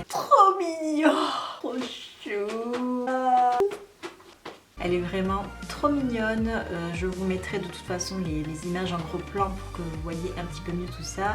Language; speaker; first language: French; native; French